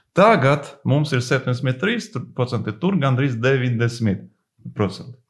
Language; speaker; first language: Latvian; non-native, local second language; Russian